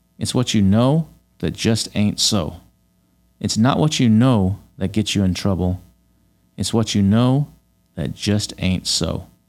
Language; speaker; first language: English; native; English